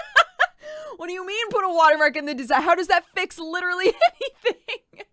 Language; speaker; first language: English; native; English